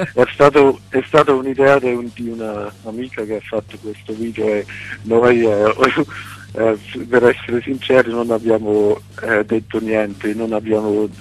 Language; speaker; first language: Italian; non-native, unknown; Swiss German